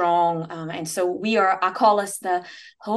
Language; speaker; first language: English; native; English